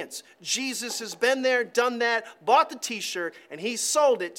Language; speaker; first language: English; native; English